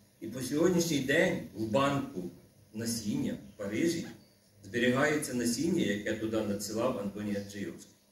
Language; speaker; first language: Ukrainian; native; Ukrainian